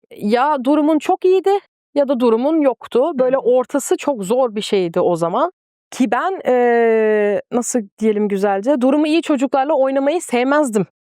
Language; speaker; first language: Turkish; non-native, fluent; Danish